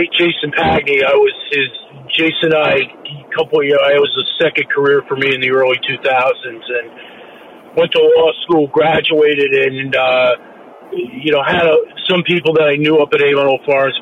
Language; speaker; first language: English; native; English